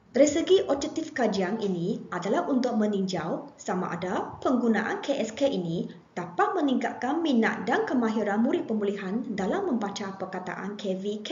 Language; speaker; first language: Malay; non-native, local second language; Chinese